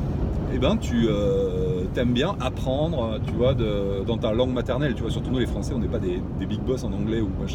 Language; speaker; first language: French; native; French